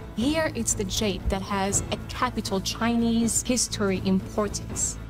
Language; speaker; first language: English; non-native, fluent; Arabic